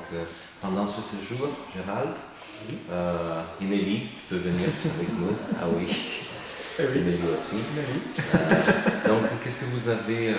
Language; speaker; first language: French; non-native, fluent; Romanian